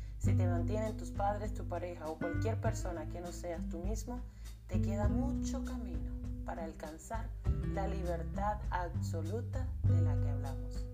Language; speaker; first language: Spanish; native; Spanish